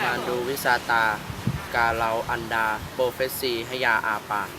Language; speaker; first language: Indonesian; non-native, learner; Thai